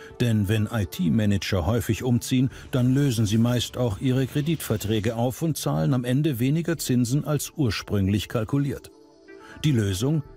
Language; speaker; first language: German; native; German